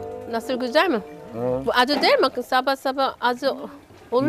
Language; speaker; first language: Turkish; non-native, fluent; Korean